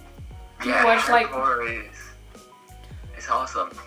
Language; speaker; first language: English; non-native, learner; Korean